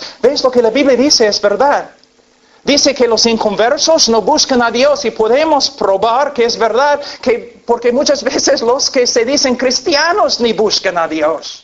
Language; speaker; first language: Spanish; non-native, fluent; English